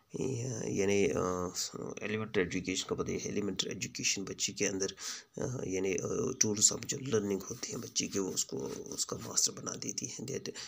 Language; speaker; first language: Urdu; non-native, local second language; Kashmiri